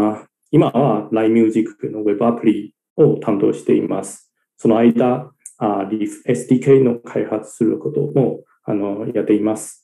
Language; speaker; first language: Japanese; non-native, learner; Chinese